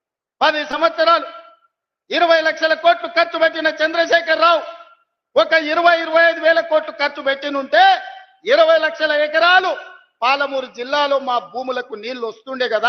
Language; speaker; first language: Telugu; native; Telugu